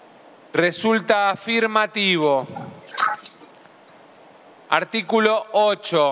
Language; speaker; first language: Spanish; native; Spanish